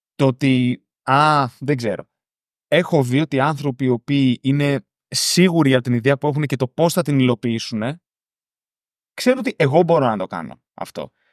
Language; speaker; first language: Greek; native; Greek